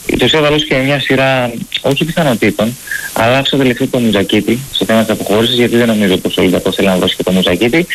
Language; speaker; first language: Greek; native; Greek